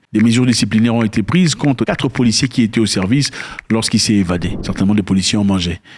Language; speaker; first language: French; non-native, local second language; Lingala